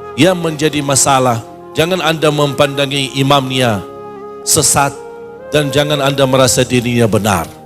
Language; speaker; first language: Malay; non-native, fluent; Arabic